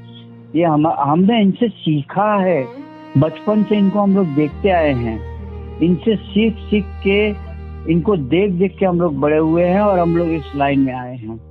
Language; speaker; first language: Hindi; native; Hindi